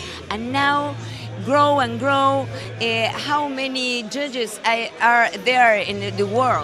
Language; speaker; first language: English; non-native, learner; Spanish